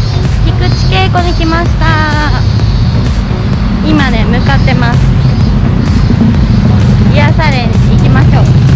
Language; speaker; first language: Japanese; native; Japanese